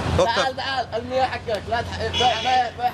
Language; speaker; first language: Arabic; native; Arabic